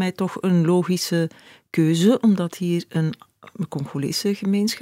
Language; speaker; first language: Dutch; native; Dutch